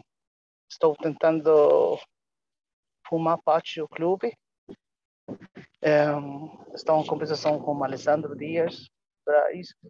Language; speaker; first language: Portuguese; non-native, learner; Spanish